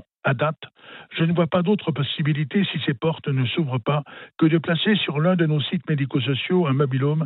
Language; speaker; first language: French; native; French